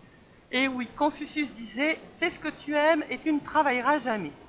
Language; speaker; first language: French; native; French